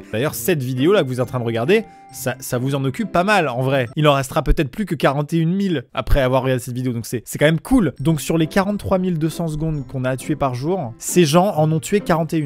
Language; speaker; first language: French; native; French